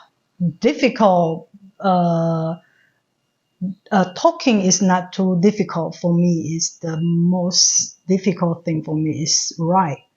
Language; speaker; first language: English; non-native, learner; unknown